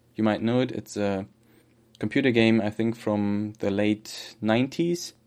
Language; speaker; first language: English; non-native, fluent; German